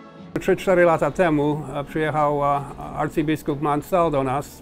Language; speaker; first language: Polish; early bilingual, heritage; Polish